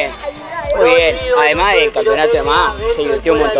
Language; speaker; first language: Spanish; native; Spanish